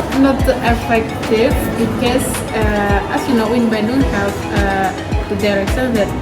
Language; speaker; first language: English; non-native, learner; Indonesian